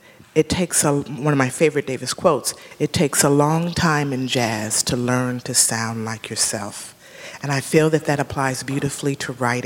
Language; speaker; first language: English; native; English